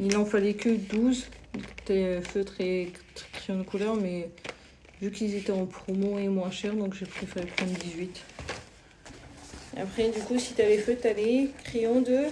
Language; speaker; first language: French; native; French